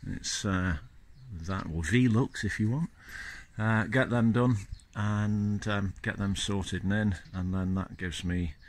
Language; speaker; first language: English; native; English